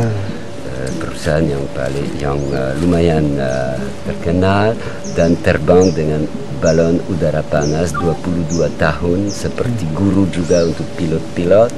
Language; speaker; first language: Indonesian; non-native, learner; French